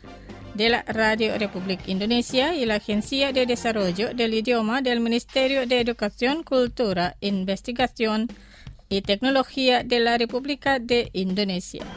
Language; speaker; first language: Spanish; non-native, fluent; Indonesian